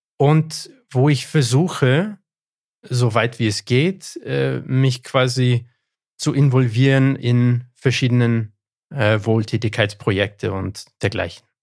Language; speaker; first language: German; non-native, fluent; English